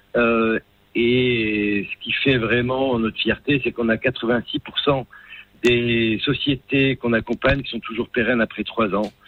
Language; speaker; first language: French; non-native, local second language; Arabic